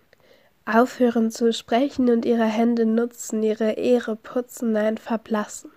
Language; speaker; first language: German; native; German